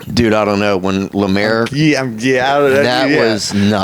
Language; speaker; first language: English; native; English